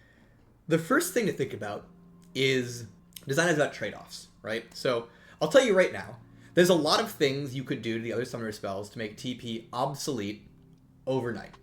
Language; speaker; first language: English; native; English